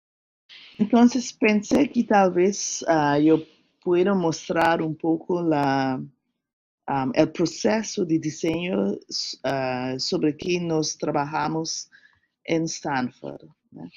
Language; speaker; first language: Spanish; non-native, learner; English